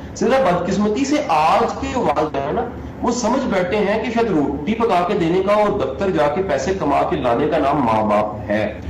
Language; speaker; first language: Urdu; non-native, local second language; Punjabi